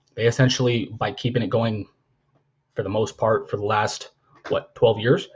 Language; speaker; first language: English; native; English